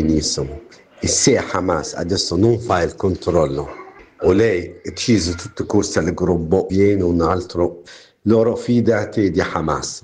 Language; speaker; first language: Italian; non-native, learner; Arabic